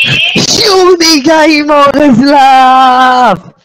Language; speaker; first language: Hebrew; native; Hebrew